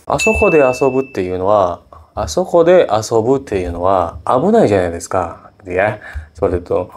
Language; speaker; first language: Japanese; non-native, fluent; Indonesian